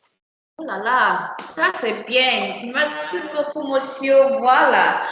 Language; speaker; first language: French; non-native, learner; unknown